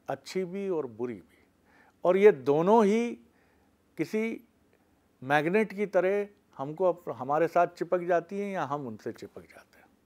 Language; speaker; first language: Hindi; native; Hindi